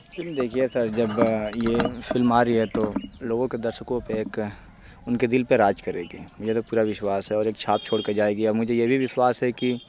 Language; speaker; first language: Hindi; native; Hindi